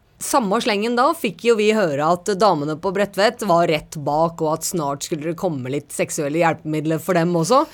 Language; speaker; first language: Norwegian; native; Norwegian